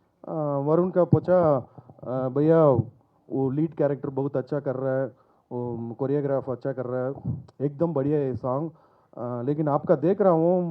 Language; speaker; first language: Hindi; non-native, local second language; Telugu